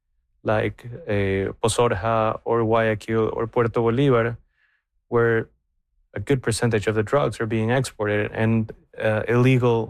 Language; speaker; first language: English; non-native, fluent; Spanish